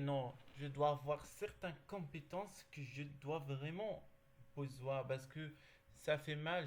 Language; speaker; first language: French; non-native, learner; Arabic